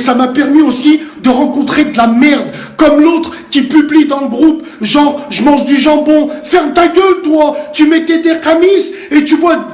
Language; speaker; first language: French; native; French